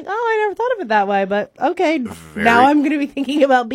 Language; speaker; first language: English; native; English